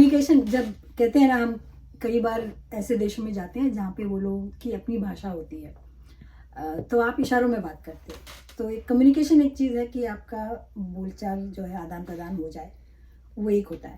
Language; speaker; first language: Hindi; non-native, local second language; Malayalam